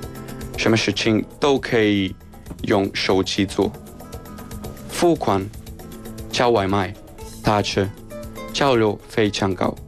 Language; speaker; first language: Chinese; non-native, fluent; Spanish